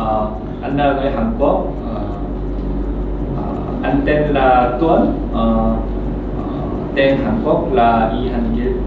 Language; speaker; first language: Vietnamese; non-native, learner; Korean